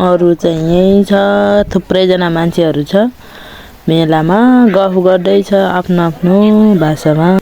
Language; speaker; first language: Nepali; non-native, local second language; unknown